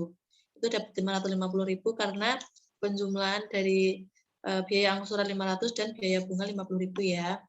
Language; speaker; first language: Indonesian; native; Indonesian